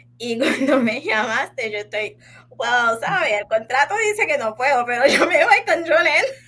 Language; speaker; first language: Spanish; non-native, fluent; Haitian Creole